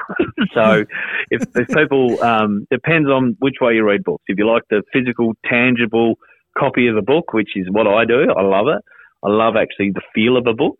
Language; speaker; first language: English; native; English